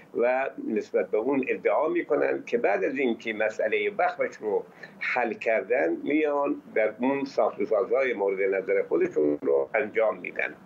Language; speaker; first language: Persian; native; Persian